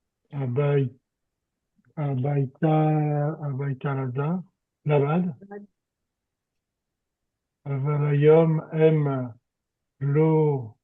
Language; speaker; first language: Hebrew; non-native, learner; French